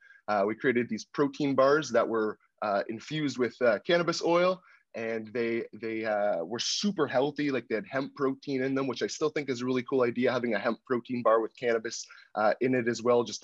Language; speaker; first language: English; native; English